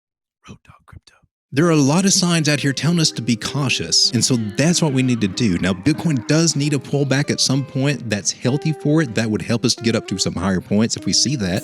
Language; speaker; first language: English; native; English